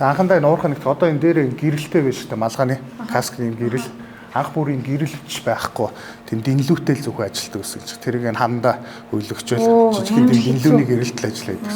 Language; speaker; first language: Mongolian; native; Mongolian